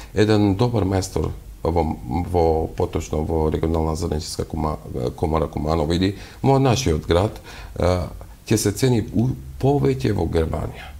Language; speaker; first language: Macedonian; non-native, local second language; Albanian